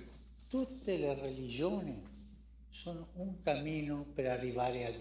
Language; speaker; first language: Italian; non-native, fluent; Spanish